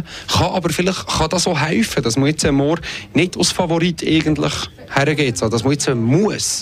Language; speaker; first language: German; native; German